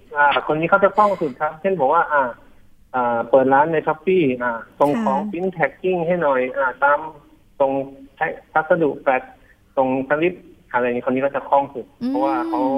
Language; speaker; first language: Thai; native; Thai